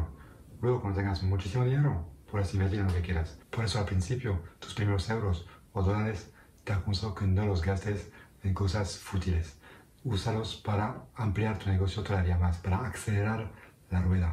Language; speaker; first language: Spanish; non-native, fluent; French